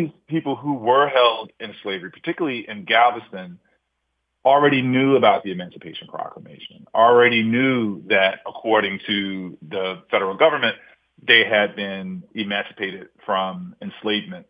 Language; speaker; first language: English; native; English